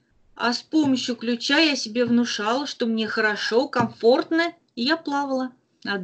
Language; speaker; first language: Russian; native; Russian